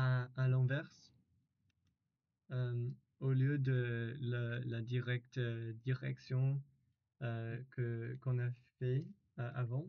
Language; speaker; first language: French; non-native, learner; English